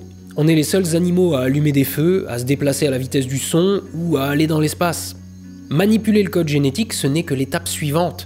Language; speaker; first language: French; native; French